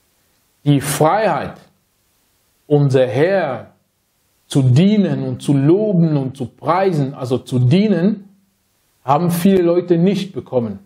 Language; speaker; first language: German; non-native, fluent; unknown